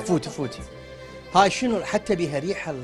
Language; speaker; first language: Arabic; native; Arabic